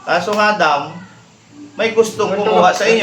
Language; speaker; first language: Filipino; native; Filipino